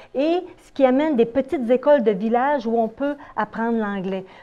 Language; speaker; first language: French; native; French